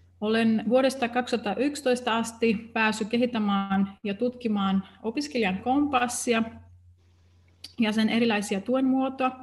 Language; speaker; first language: Finnish; non-native, fluent; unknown